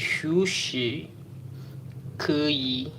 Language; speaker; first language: Chinese; non-native, learner; Indonesian